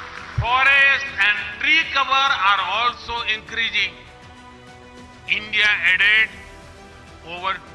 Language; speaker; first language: English; non-native, local second language; Hindi